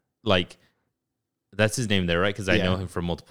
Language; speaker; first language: English; early bilingual, other home language; Spanish